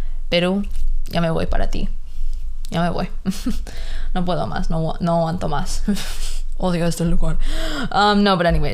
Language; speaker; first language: Spanish; early bilingual, heritage; Spanish